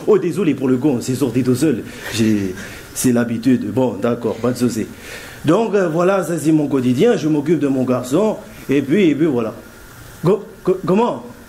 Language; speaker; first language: French; native; French